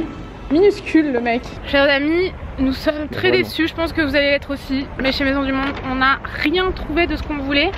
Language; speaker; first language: French; native; French